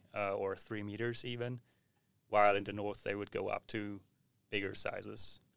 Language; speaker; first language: English; non-native, fluent; German